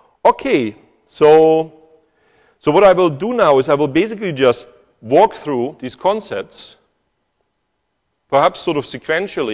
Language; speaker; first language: English; non-native, fluent; German